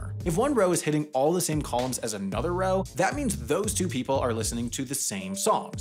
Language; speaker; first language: English; native; English